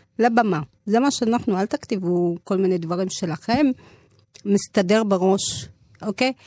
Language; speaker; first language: Hebrew; early bilingual, other home language; Amharic